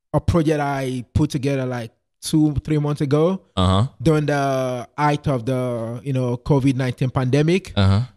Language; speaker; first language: English; non-native, local second language; Yoruba